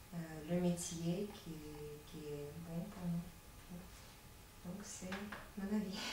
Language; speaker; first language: French; non-native, learner; Latvian